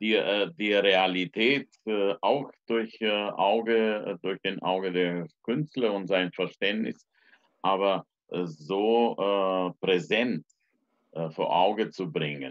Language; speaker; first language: German; non-native, fluent; Romanian